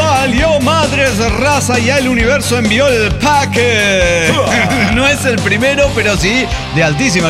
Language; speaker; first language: Spanish; native; Spanish